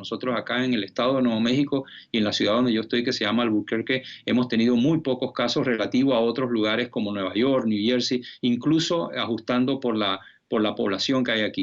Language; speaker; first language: Spanish; native; Spanish